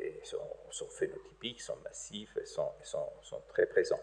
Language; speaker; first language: French; native; French